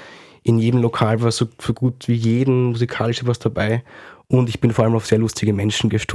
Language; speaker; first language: German; native; German